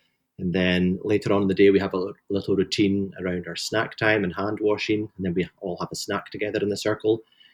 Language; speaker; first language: English; native; English